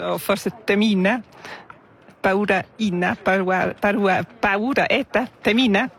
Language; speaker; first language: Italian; non-native, local second language; Romansh